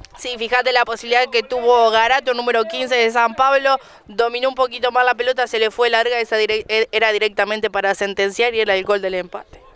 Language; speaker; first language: Spanish; native; Spanish